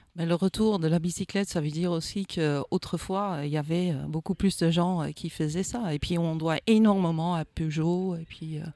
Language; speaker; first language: French; non-native, fluent; Dutch